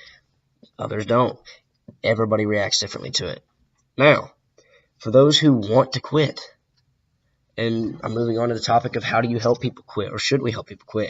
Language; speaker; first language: English; native; English